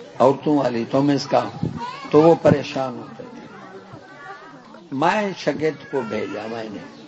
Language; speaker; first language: Urdu; non-native, local second language; Punjabi